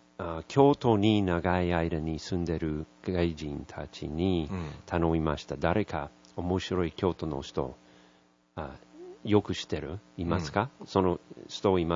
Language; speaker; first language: Japanese; non-native, learner; English